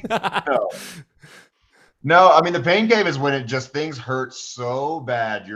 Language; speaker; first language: English; native; English